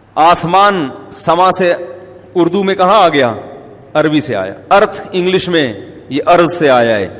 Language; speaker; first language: Urdu; native; Urdu